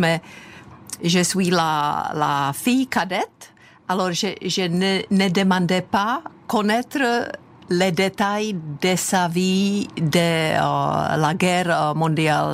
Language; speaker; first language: French; non-native, fluent; Czech